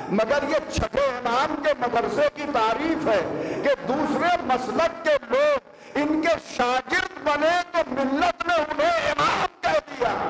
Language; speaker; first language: Urdu; native; Urdu